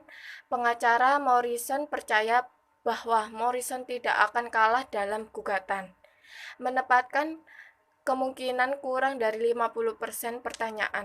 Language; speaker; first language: Indonesian; native; Indonesian